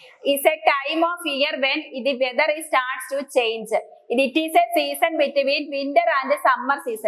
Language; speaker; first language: English; non-native, local second language; Malayalam